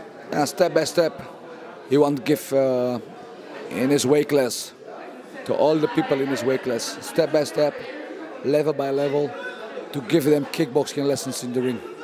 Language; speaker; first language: English; non-native, learner; Dutch